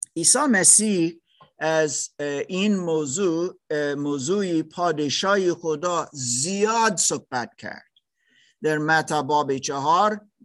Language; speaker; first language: Persian; non-native, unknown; English